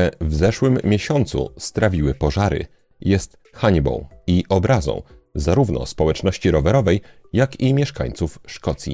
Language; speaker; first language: Polish; native; Polish